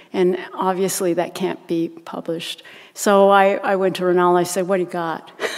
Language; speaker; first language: English; native; English